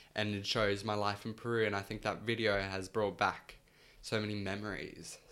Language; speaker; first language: English; early bilingual, other home language; Spanish